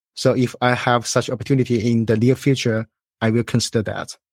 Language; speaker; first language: English; non-native, fluent; Chinese